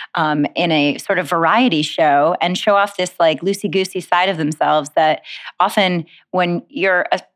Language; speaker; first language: English; native; English